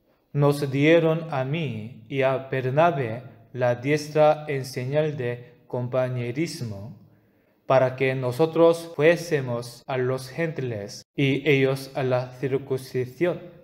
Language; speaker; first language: Spanish; non-native, fluent; Korean